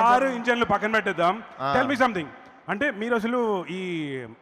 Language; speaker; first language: Telugu; native; Telugu